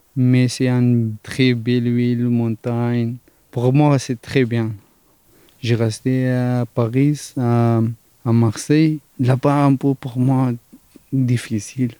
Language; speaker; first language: French; non-native, learner; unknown